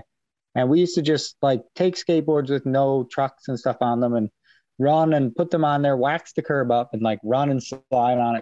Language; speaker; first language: English; native; English